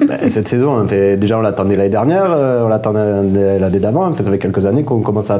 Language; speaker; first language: French; native; French